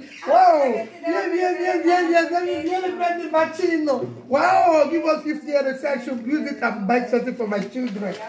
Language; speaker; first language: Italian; non-native, learner; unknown